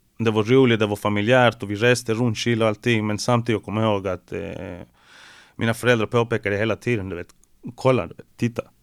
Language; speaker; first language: Swedish; early bilingual, other home language; Spanish